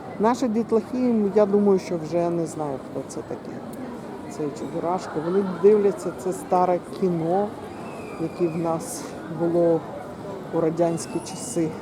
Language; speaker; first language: Ukrainian; non-native, local second language; Russian